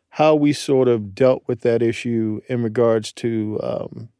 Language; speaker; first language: English; native; English